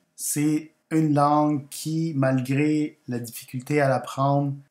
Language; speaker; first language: French; non-native, fluent; Spanish